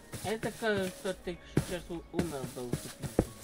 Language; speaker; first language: Russian; non-native, learner; Latvian